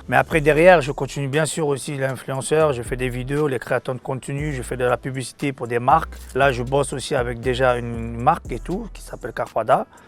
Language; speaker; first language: French; non-native, local second language; Korean